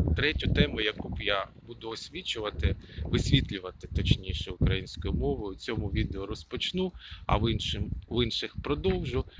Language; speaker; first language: Ukrainian; non-native, local second language; Russian